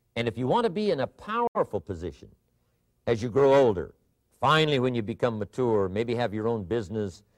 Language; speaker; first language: English; native; English